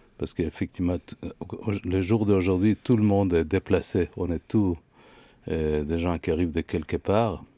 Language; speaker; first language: French; non-native, fluent; Hebrew